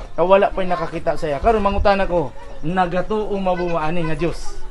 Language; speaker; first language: Cebuano; non-native, local second language; Iloko